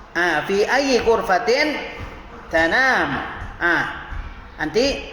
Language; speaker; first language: Arabic; non-native, fluent; Indonesian